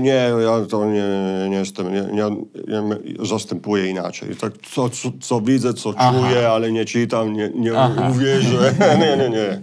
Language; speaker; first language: Polish; non-native, fluent; Italian